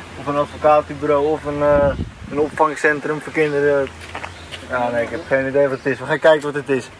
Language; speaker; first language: Dutch; native; Dutch